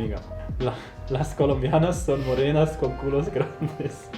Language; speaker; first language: Spanish; non-native, fluent; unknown